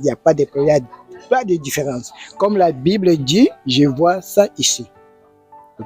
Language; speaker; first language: French; non-native, learner; Portuguese